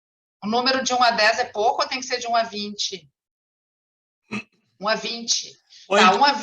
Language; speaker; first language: Portuguese; native; Portuguese